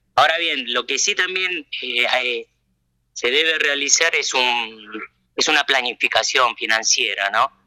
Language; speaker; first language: Spanish; early bilingual, other home language; Japanese